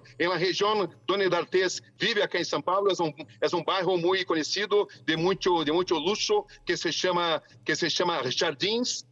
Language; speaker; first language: Spanish; non-native, fluent; Portuguese